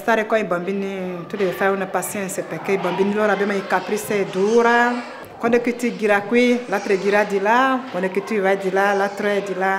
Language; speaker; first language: Italian; non-native, learner; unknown